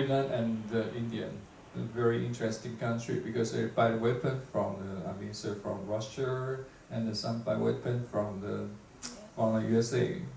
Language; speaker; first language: English; non-native, fluent; Chinese